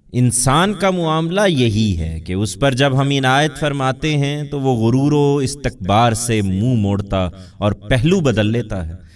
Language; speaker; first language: Urdu; native; Urdu